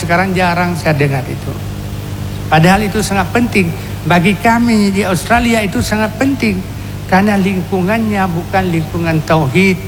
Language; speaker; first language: Indonesian; non-native, local second language; Achinese